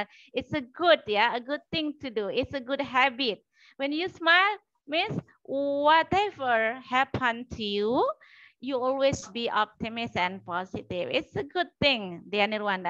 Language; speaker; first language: English; non-native, learner; Indonesian